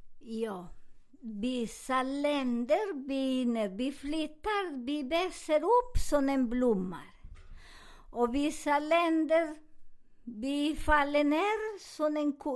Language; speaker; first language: Swedish; non-native, learner; Spanish